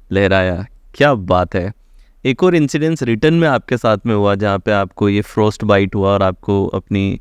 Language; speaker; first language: Hindi; native; Hindi